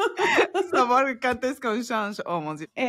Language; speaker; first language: French; non-native, fluent; Spanish